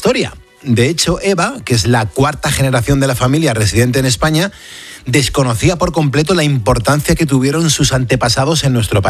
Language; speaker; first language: Spanish; native; Spanish